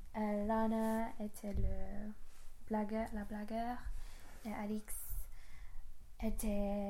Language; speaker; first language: French; non-native, learner; English